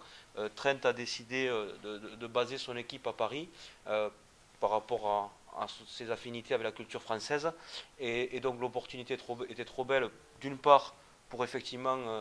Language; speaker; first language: French; native; French